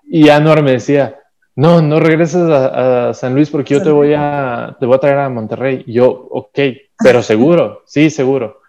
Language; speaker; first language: Spanish; native; Spanish